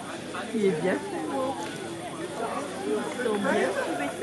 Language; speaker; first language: French; native; French